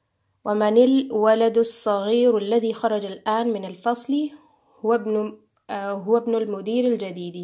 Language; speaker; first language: Arabic; non-native, fluent; Urdu